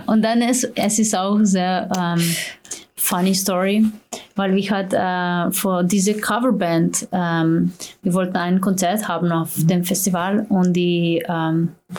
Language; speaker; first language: German; non-native, learner; Slovenian